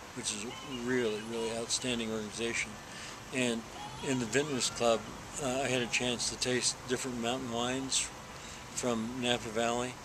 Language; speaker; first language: English; native; English